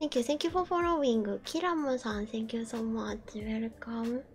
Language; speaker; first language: English; non-native, learner; Japanese